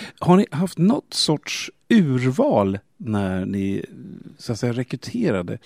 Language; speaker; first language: Swedish; native; Swedish